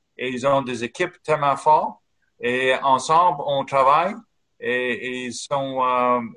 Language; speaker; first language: French; non-native, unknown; English